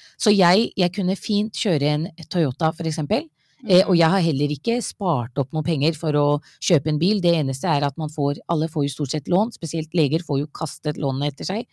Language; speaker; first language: Norwegian; early bilingual, other home language; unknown